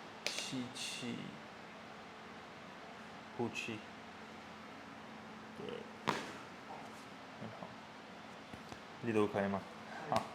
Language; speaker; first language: Chinese; non-native, learner; English